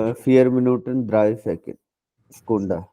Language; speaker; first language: German; non-native, learner; Hindi